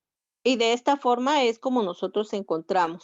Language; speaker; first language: Spanish; native; Spanish